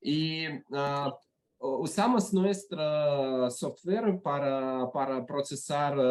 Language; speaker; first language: Spanish; non-native, learner; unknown